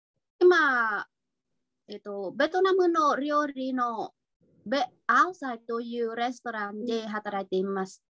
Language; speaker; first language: Japanese; non-native, fluent; Vietnamese